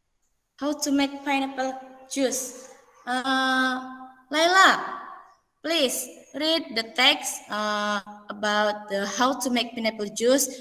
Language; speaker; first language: English; non-native, fluent; Indonesian